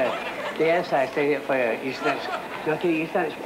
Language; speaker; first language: Danish; native; Danish